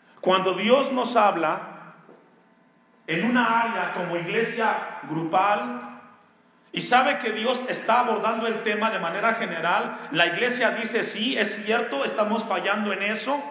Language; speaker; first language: Spanish; native; Spanish